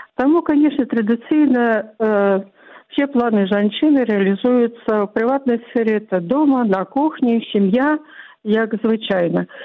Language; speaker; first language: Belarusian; non-native, local second language; Russian